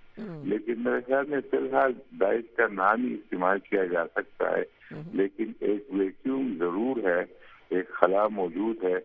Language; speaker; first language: Urdu; native; Urdu